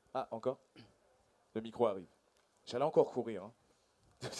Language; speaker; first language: French; native; French